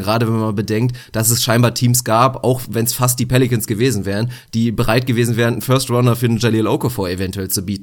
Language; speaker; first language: German; native; German